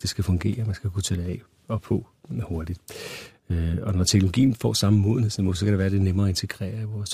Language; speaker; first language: Danish; native; Danish